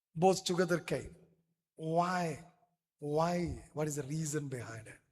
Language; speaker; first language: English; non-native, local second language; Malayalam